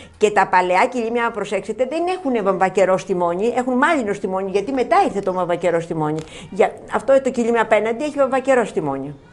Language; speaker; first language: Greek; native; Greek